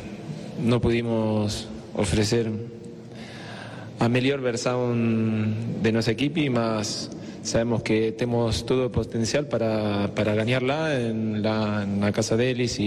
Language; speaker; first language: Portuguese; non-native, fluent; Spanish